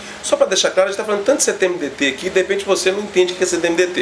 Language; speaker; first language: Portuguese; native; Portuguese